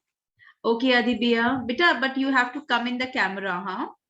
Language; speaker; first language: English; non-native, local second language; Hindi